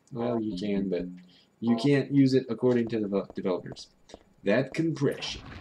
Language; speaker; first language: English; native; English